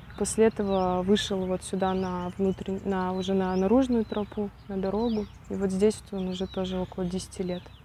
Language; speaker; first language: Russian; native; Russian